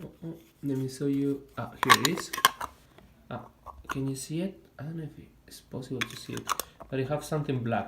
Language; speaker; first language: English; non-native, fluent; Spanish